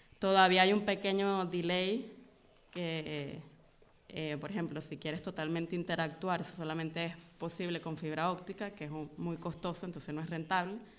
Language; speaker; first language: Spanish; native; Spanish